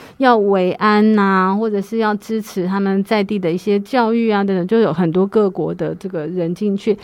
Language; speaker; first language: Chinese; native; Chinese